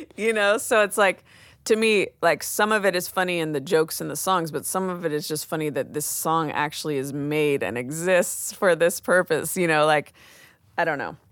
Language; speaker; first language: English; native; English